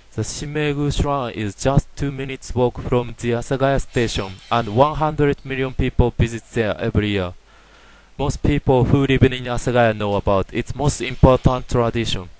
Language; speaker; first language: English; non-native, learner; Japanese